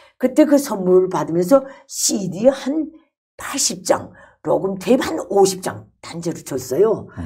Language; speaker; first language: Korean; native; Korean